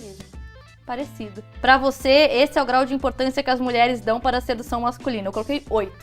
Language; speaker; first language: Portuguese; native; Portuguese